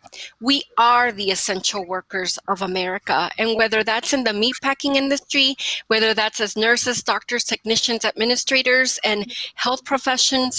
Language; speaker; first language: English; early bilingual, other home language; Spanish